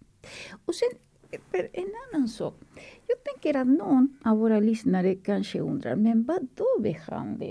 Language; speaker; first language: Swedish; non-native, fluent; Spanish